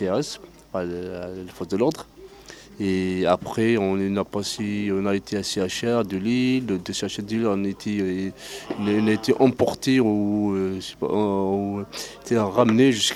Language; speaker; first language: French; non-native, fluent; Arabic